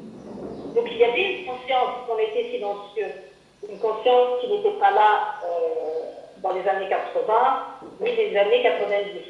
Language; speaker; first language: French; non-native, fluent; Arabic